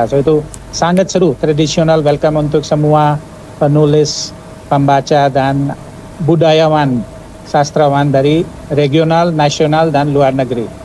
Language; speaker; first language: Indonesian; non-native, fluent; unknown